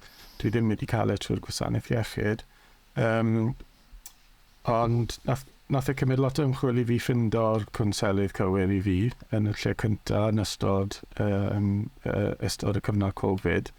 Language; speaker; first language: Welsh; native; Welsh